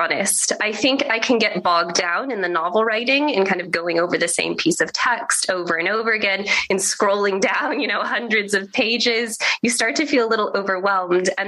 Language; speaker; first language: English; native; English